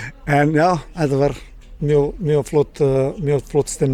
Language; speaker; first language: Icelandic; non-native, learner; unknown